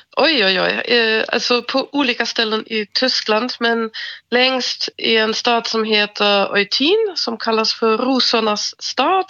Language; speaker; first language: Swedish; non-native, fluent; German